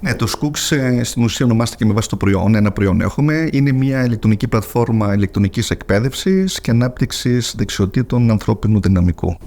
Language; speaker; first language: Greek; early bilingual, heritage; Greek